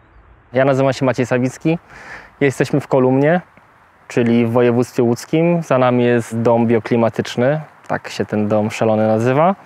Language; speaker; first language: Polish; native; Polish